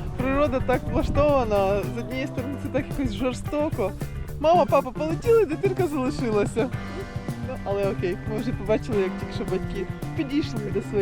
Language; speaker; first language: Ukrainian; native; Ukrainian